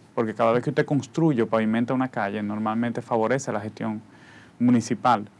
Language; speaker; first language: Spanish; native; Spanish